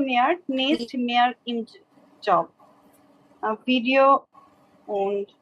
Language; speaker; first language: German; non-native, learner; Bangla